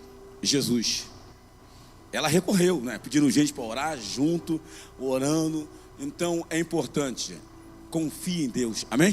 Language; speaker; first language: Portuguese; native; Portuguese